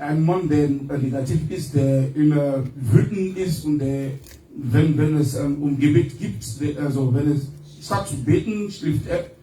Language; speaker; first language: German; non-native, fluent; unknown